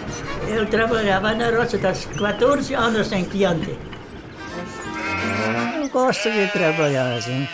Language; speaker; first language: Portuguese; non-native, local second language; German